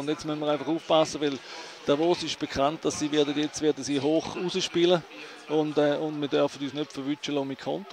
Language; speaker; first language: German; native; German